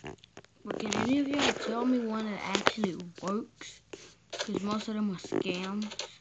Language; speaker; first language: English; native; English